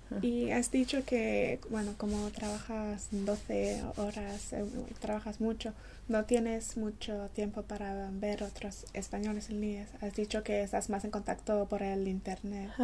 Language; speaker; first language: Spanish; non-native, learner; English